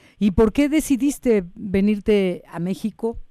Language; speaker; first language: Spanish; native; Spanish